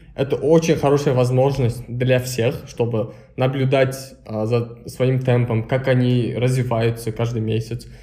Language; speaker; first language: Russian; non-native, local second language; Uzbek